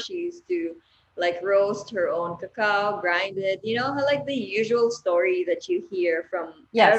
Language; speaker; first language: English; non-native, local second language; Cebuano